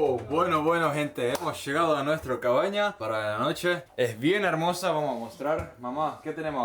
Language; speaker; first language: Spanish; non-native, fluent; Estonian